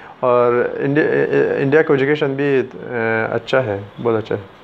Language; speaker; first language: Urdu; non-native, learner; Pashto